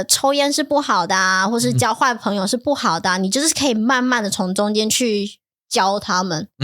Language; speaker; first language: Chinese; non-native, fluent; English